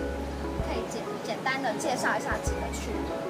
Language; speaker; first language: Chinese; native; Chinese